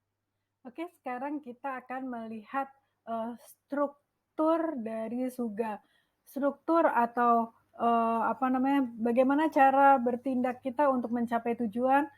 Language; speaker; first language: Indonesian; native; Indonesian